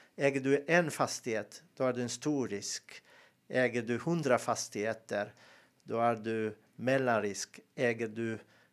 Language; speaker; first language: Swedish; non-native, fluent; Serbian